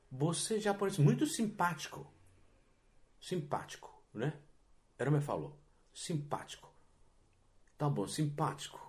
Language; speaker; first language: Portuguese; non-native, fluent; Japanese